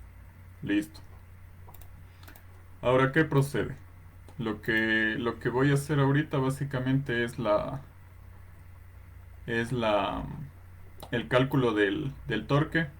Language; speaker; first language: Spanish; native; Spanish